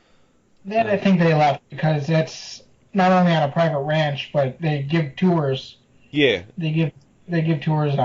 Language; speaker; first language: English; native; English